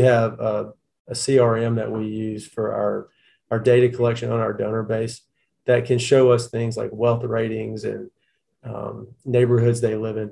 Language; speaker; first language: English; native; English